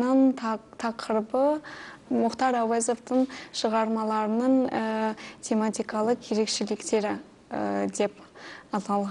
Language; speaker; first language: Kazakh; non-native, learner; Armenian